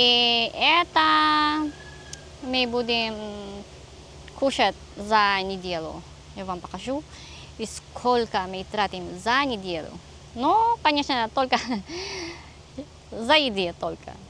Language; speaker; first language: Russian; non-native, learner; Filipino